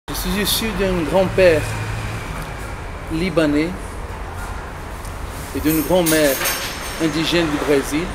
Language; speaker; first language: French; non-native, fluent; Portuguese